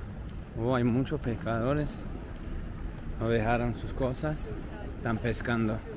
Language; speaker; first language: Spanish; non-native, learner; Turkish